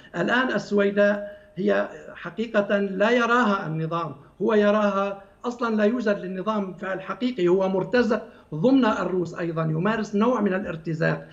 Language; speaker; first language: Arabic; native; Arabic